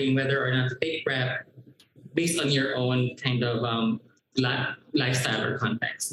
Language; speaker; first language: English; non-native, local second language; Cebuano